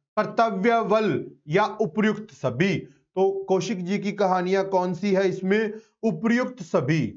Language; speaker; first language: Hindi; non-native, local second language; Punjabi